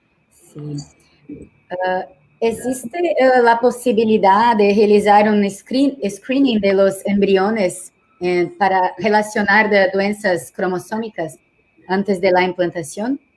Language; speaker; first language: Spanish; non-native, learner; Portuguese